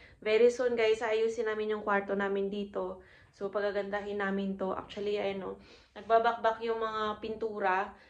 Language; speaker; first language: Filipino; native; Filipino